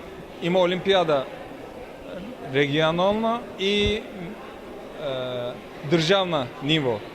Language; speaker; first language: Macedonian; non-native, fluent; Turkish